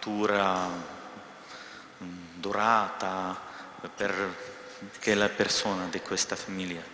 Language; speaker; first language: Italian; non-native, learner; Russian